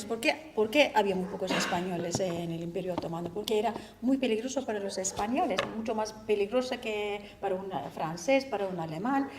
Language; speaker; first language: Spanish; non-native, fluent; Turkish